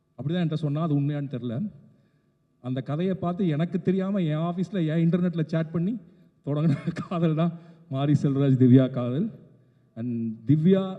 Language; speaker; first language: Tamil; native; Tamil